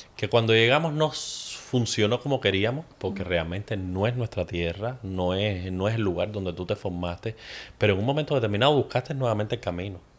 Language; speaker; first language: Spanish; native; Spanish